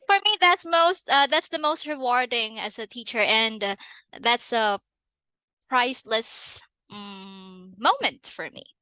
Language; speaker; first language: English; non-native, fluent; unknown